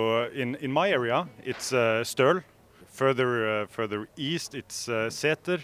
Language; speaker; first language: English; non-native, fluent; Norwegian